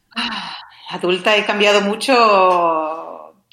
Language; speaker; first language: Spanish; native; Spanish